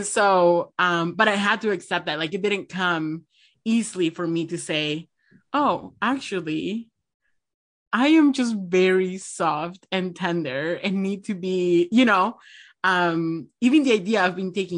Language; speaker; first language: English; non-native, fluent; Spanish